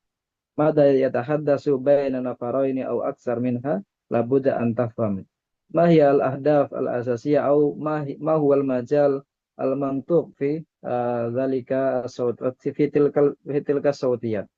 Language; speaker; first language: Arabic; non-native, fluent; Indonesian